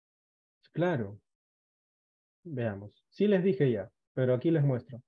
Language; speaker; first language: Spanish; native; Spanish